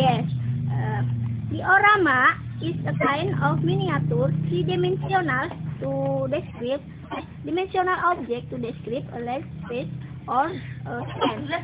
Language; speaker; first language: English; non-native, learner; Indonesian